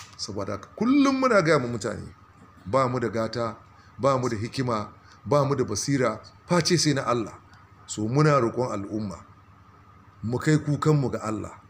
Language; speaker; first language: Hausa; native; Hausa